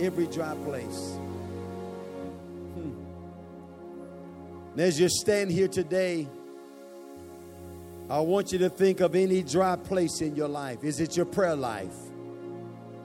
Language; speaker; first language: English; native; English